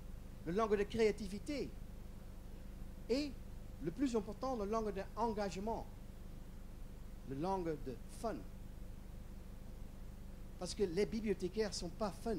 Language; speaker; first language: French; non-native, learner; Dutch